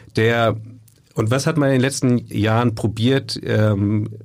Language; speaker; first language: German; native; German